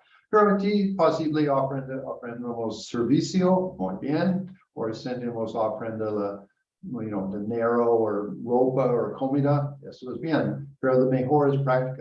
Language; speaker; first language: Spanish; non-native, learner; English